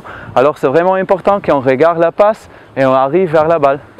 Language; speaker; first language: French; non-native, learner; Slovenian